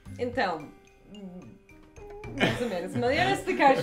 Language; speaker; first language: Portuguese; non-native, fluent; English